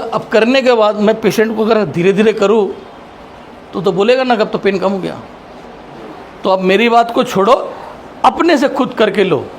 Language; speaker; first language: Hindi; native; Hindi